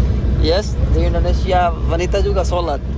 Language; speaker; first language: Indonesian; non-native, learner; Urdu